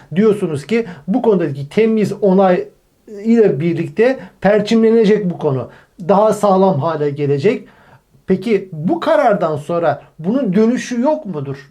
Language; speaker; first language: Turkish; native; Turkish